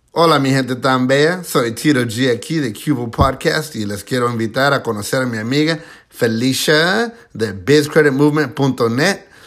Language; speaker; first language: Spanish; early bilingual, other home language; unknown